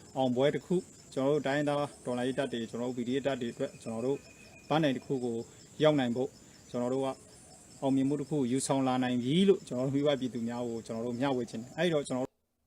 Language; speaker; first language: Burmese; native; Burmese